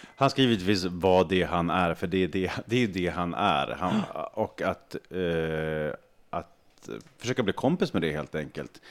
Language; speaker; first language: Swedish; native; Swedish